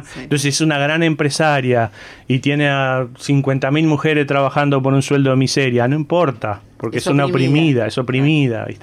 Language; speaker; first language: Spanish; native; Spanish